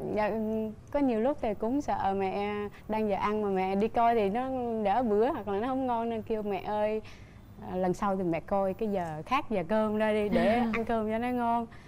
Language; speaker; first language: Vietnamese; native; Vietnamese